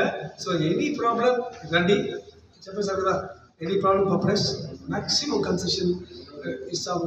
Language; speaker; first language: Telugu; non-native, learner; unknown